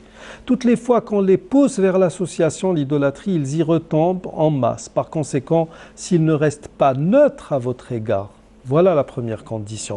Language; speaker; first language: French; non-native, local second language; Arabic